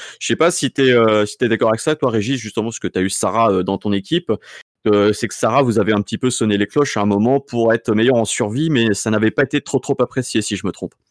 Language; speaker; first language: French; native; French